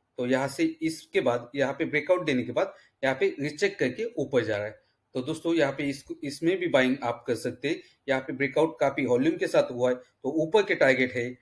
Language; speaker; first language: Hindi; native; Hindi